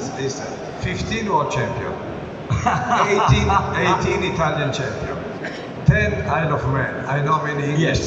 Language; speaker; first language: English; non-native, learner; Italian